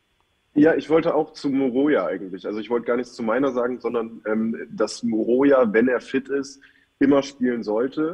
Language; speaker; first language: German; native; German